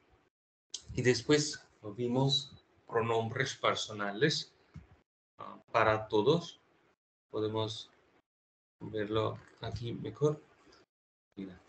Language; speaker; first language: Spanish; non-native, fluent; Hindi